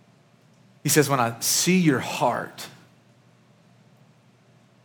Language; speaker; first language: English; native; English